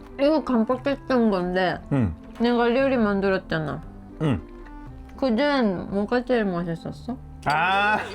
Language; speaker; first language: Korean; non-native, learner; Japanese